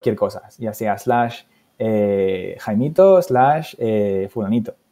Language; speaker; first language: Spanish; native; Spanish